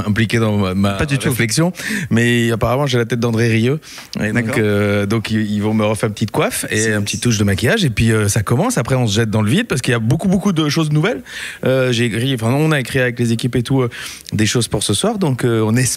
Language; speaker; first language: French; native; French